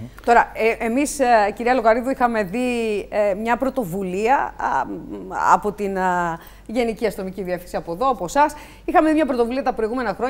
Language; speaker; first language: Greek; native; Greek